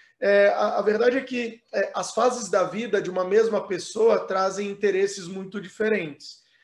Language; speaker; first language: Portuguese; native; Portuguese